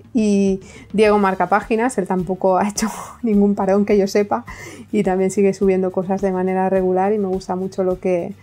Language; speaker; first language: Spanish; native; Spanish